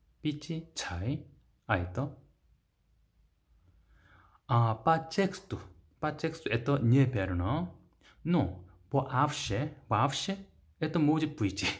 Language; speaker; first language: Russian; non-native, learner; Korean